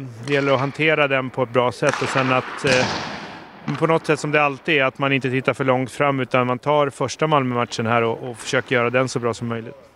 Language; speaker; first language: Swedish; native; Swedish